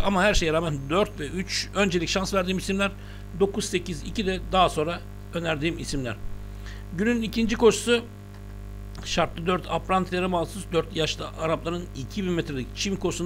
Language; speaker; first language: Turkish; native; Turkish